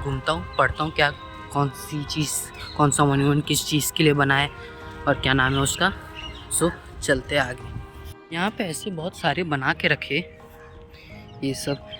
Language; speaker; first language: Hindi; native; Hindi